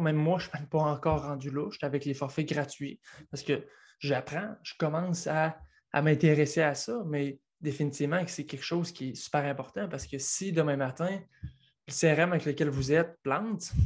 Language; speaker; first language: French; native; French